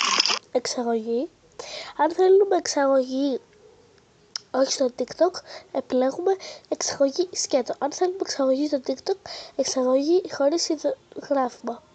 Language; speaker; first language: Greek; native; Greek